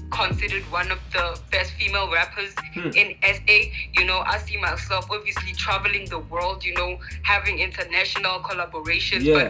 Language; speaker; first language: English; non-native, local second language; Zulu